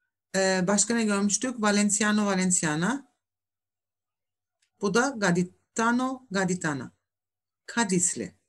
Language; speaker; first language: Turkish; native; Turkish